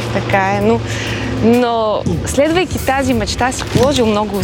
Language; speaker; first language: Bulgarian; native; Bulgarian